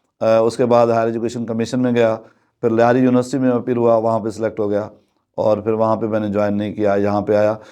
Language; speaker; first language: Urdu; non-native, local second language; Sindhi